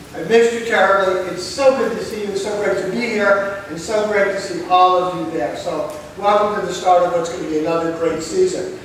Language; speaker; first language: English; native; English